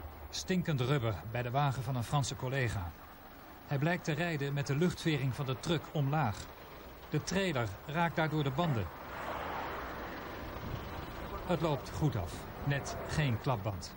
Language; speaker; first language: Dutch; native; Dutch